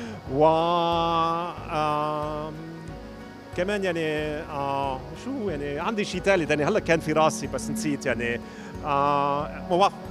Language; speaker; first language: Arabic; non-native, fluent; German